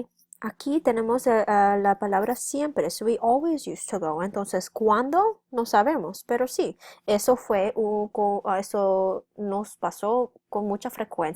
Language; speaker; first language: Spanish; non-native, fluent; English